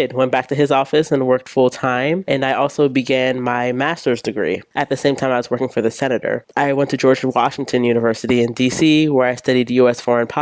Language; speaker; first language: English; native; English